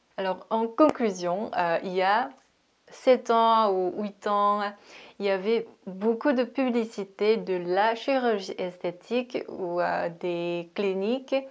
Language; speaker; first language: French; non-native, fluent; Korean